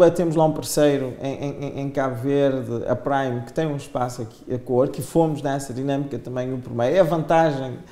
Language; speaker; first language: Portuguese; non-native, local second language; Kabuverdianu